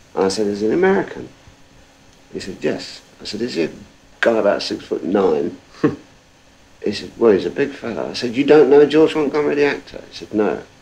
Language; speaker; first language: English; native; English